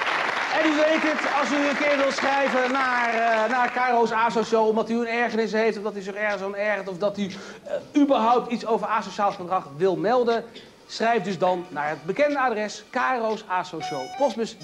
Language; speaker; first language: Dutch; native; Dutch